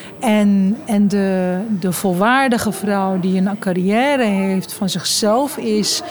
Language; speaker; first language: Dutch; early bilingual, other home language; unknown